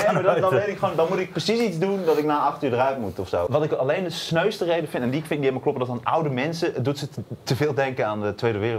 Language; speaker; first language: Dutch; native; Dutch